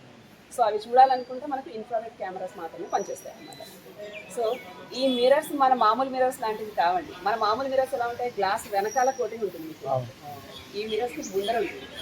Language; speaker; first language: Telugu; native; Telugu